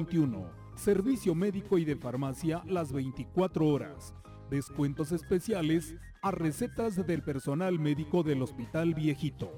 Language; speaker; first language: Spanish; native; Spanish